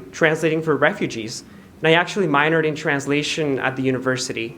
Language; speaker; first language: English; non-native, fluent; Spanish